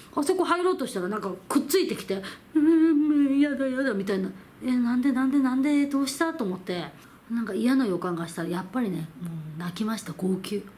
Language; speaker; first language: Japanese; non-native, fluent; Korean